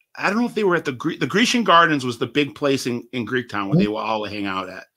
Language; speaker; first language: English; native; English